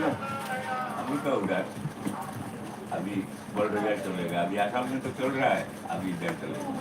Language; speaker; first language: Hindi; non-native, local second language; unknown